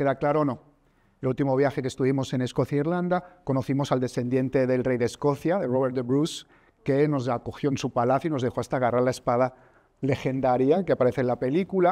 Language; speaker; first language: Spanish; native; Spanish